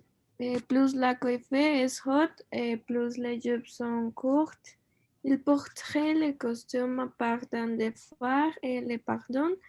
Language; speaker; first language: French; non-native, learner; Spanish